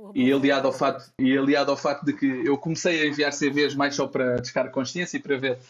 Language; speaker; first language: Portuguese; native; Portuguese